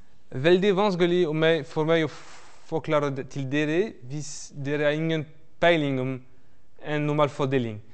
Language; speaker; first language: Swedish; non-native, fluent; French